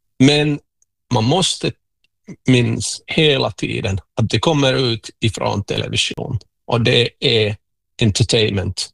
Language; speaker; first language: Swedish; non-native, local second language; Finnish